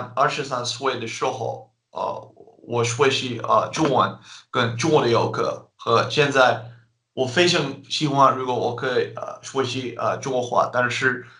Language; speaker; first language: Chinese; non-native, learner; Dutch